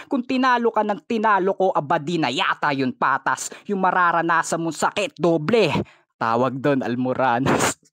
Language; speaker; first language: Filipino; non-native, local second language; Bikol